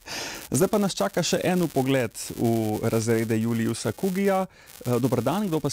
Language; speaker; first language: Slovenian; native; Slovenian